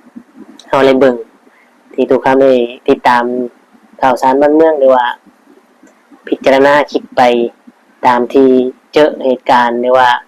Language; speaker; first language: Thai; non-native, local second language; Lao